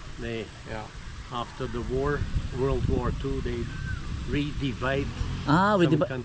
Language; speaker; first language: English; non-native, learner; Dutch